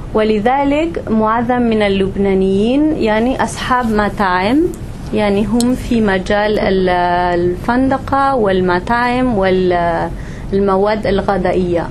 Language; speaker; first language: Arabic; non-native, fluent; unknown